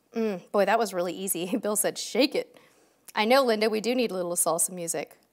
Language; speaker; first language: English; native; English